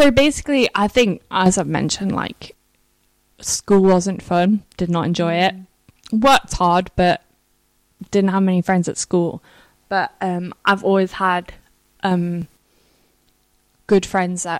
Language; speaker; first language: English; native; English